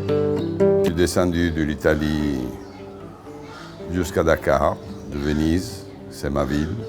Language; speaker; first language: French; non-native, fluent; Italian